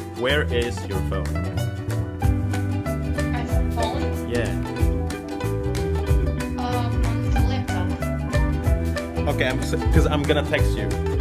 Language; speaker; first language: English; non-native, fluent; Indonesian